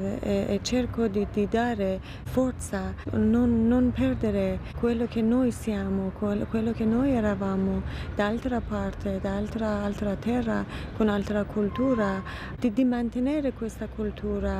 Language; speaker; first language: Italian; non-native, fluent; Persian